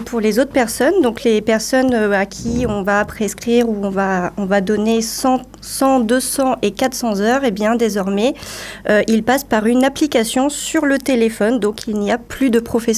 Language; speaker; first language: French; native; French